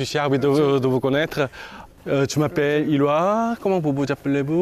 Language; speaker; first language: French; non-native, learner; Korean